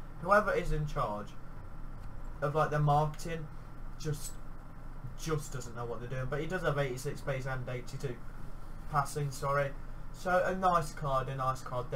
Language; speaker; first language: English; native; English